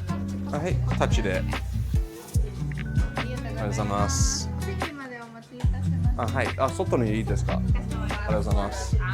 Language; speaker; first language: Japanese; non-native, learner; English